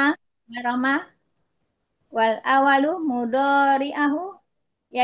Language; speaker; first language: Arabic; non-native, learner; Indonesian